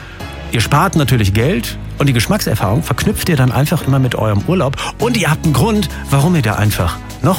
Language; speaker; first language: German; native; German